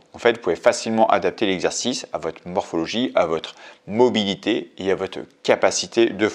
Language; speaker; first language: French; native; French